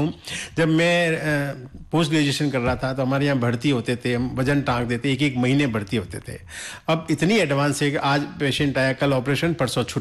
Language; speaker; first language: Hindi; native; Hindi